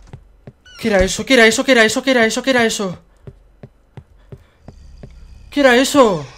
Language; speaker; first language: Spanish; native; Spanish